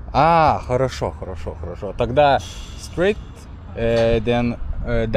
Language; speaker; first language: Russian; non-native, learner; Lithuanian